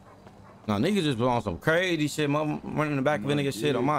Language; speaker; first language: English; native; English